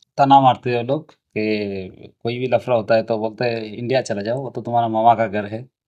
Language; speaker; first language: Hindi; non-native, local second language; Bangla